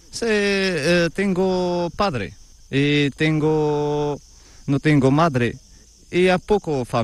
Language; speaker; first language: Spanish; non-native, learner; Arabic